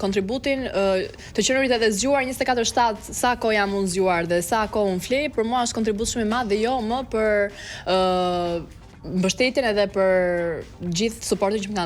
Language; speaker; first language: Albanian; native; Albanian